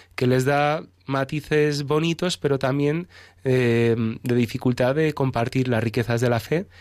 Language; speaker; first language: Spanish; native; Spanish